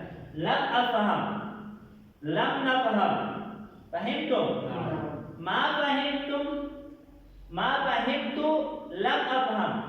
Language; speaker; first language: Arabic; non-native, fluent; Pashto